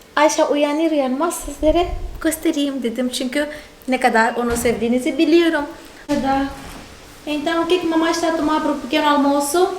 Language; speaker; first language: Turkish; non-native, fluent; Portuguese